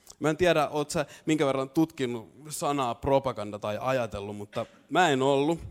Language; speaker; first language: Finnish; native; Finnish